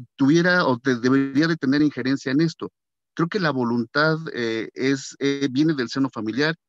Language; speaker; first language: Spanish; native; Spanish